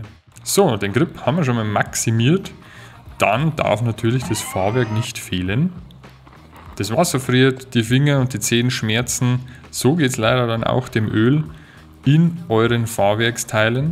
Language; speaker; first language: German; native; German